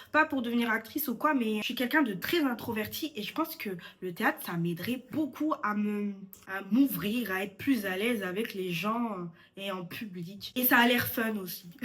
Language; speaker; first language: French; early bilingual, other home language; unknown